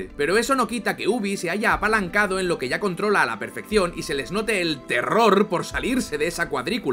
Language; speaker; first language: Spanish; native; Spanish